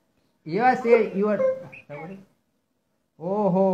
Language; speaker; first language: English; non-native, learner; Urdu